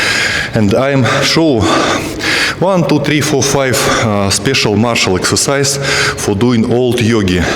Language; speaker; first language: English; non-native, learner; Russian